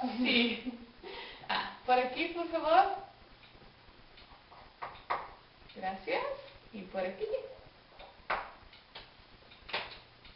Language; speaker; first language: Spanish; non-native, learner; Dutch